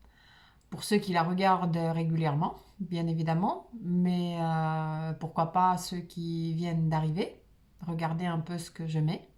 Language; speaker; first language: French; non-native, fluent; Russian